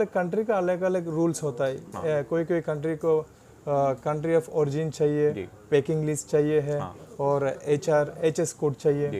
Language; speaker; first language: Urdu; non-native, fluent; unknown